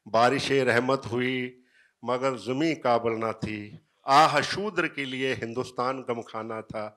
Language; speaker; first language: Hindi; native; Hindi